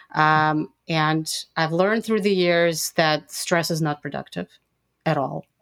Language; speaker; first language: English; non-native, fluent; Russian